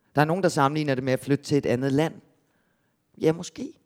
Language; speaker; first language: Danish; native; Danish